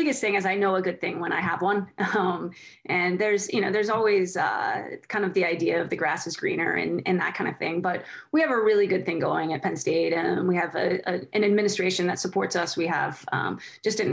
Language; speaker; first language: English; native; English